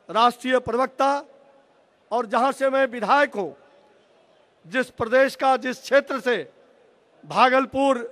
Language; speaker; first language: Hindi; native; Hindi